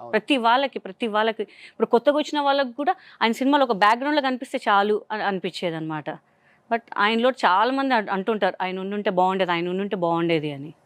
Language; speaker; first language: Telugu; non-native, local second language; Hindi